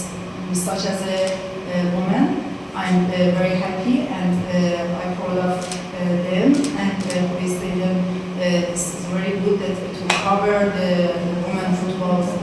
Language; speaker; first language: English; non-native, fluent; Persian